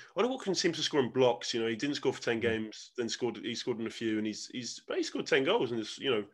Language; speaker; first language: English; native; English